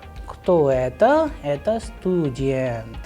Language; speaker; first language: Russian; non-native, fluent; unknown